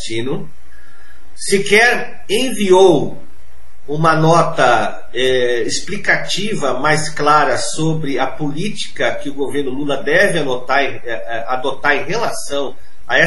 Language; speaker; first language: Portuguese; native; Portuguese